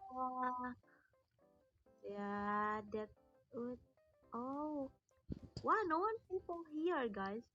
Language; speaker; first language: English; non-native, learner; Indonesian